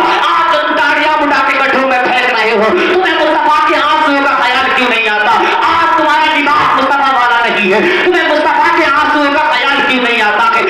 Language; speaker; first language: Urdu; native; Urdu